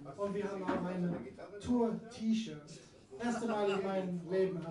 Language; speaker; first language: German; non-native, learner; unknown